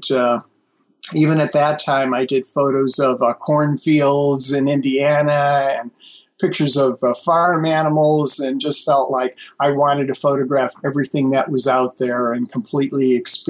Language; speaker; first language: English; native; English